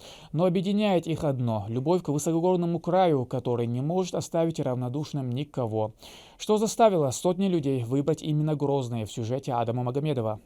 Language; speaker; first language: Russian; native; Russian